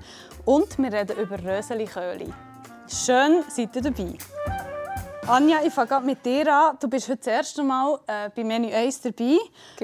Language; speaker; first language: German; native; German